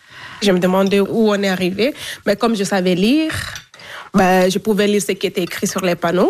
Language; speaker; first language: French; non-native, local second language; Fula